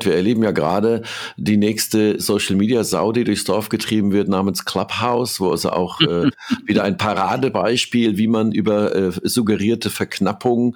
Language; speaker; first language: German; native; German